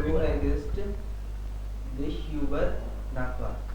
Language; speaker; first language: German; non-native, learner; Hindi